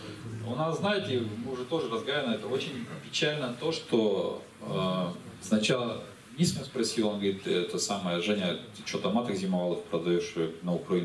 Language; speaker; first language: Russian; native; Russian